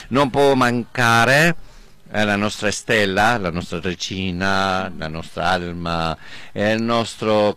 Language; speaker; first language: Italian; early bilingual, heritage; Spanish